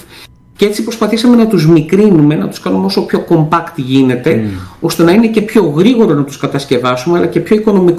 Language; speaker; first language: Greek; native; Greek